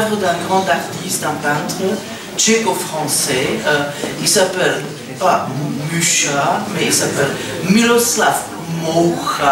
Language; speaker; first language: French; non-native, fluent; Czech